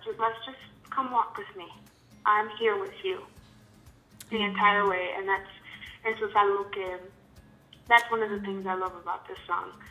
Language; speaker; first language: English; early bilingual, other home language; Spanish